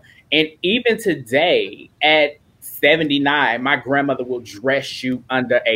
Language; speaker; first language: English; native; English